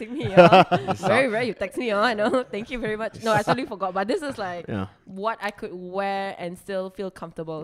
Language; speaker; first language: English; non-native, local second language; Malay